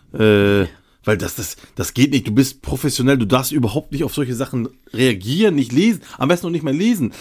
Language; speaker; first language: German; early bilingual, other home language; Turkish